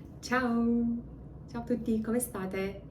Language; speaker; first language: Italian; non-native, learner; English